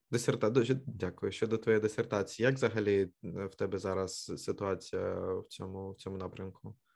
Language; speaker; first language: Ukrainian; native; Ukrainian